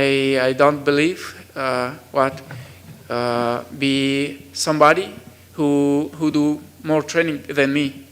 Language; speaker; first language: English; non-native, learner; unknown